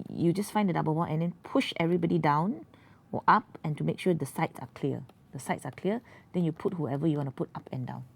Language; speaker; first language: English; non-native, local second language; Malay